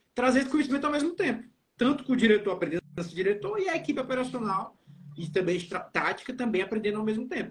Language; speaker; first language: Portuguese; native; Portuguese